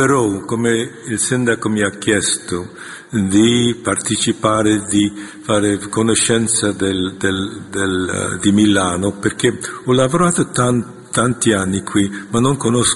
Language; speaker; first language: Italian; non-native, fluent; Korean